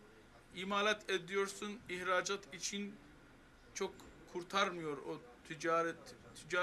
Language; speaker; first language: Turkish; non-native, fluent; Armenian